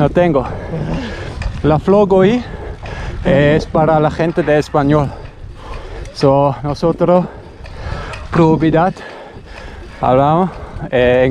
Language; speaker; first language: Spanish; non-native, learner; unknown